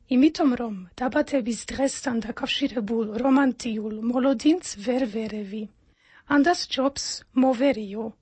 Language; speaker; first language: Georgian; non-native, fluent; Dutch